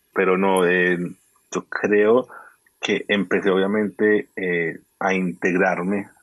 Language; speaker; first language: Spanish; native; Spanish